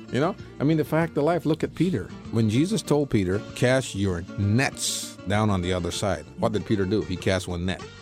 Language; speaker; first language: English; native; English